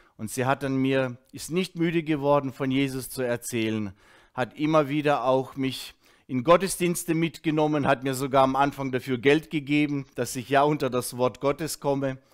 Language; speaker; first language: German; early bilingual, heritage; Russian